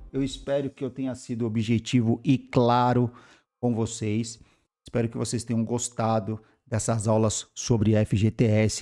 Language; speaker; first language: Portuguese; native; Portuguese